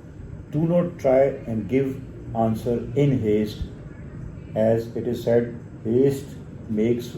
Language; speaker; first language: English; non-native, local second language; Urdu